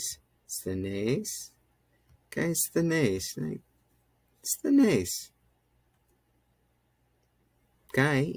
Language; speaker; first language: Greek; non-native, fluent; English